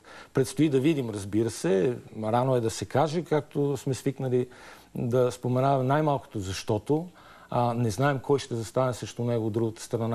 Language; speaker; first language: Bulgarian; native; Bulgarian